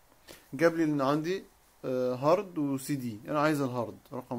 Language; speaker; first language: Arabic; native; Arabic